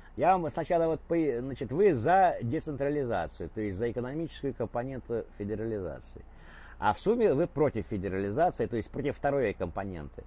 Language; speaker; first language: Russian; native; Russian